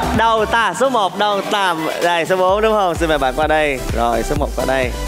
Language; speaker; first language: Vietnamese; native; Vietnamese